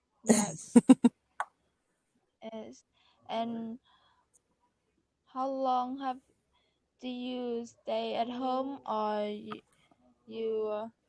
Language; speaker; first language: English; non-native, learner; Vietnamese